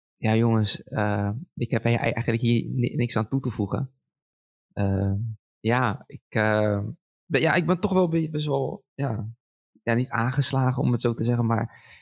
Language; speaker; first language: Dutch; early bilingual, other home language; Arabic